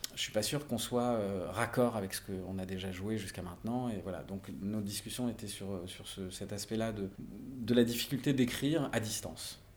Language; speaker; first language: French; native; French